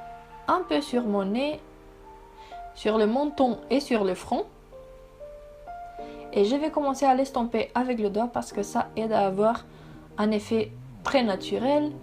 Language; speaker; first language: French; non-native, fluent; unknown